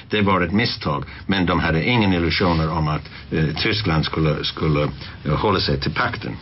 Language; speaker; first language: Swedish; non-native, fluent; English